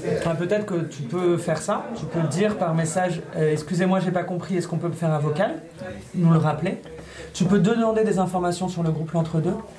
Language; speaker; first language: French; native; French